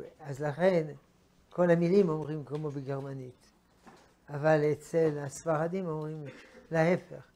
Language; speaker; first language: Hebrew; non-native, fluent; French